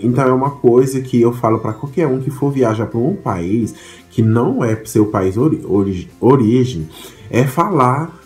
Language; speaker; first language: Portuguese; non-native, fluent; Haitian Creole